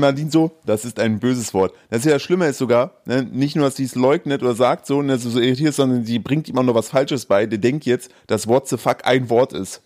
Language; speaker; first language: German; native; German